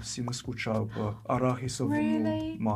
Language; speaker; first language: Russian; non-native, fluent; English